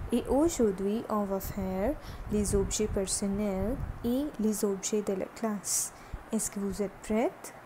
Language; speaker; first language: French; non-native, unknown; Punjabi